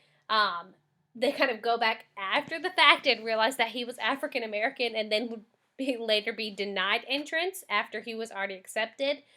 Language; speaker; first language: English; native; English